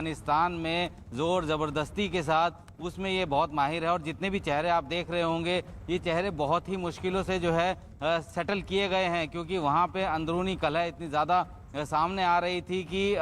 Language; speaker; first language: Hindi; native; Hindi